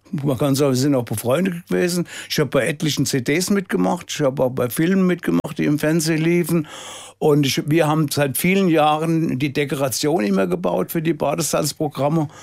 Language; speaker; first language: German; native; German